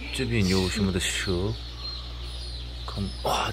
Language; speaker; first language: Chinese; non-native, learner; Korean